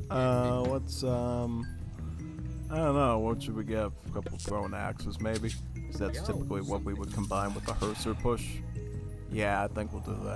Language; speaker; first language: English; native; English